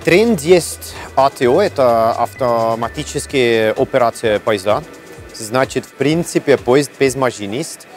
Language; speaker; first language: Russian; non-native, learner; German